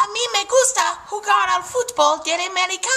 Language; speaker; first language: Spanish; non-native, learner; English